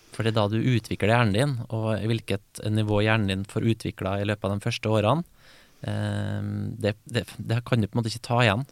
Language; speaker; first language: Norwegian; native; Norwegian